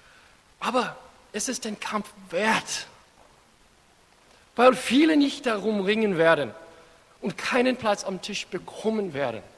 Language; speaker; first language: German; non-native, fluent; English